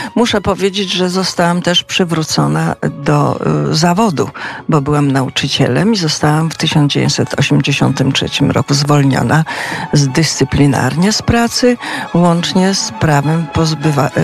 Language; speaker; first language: Polish; native; Polish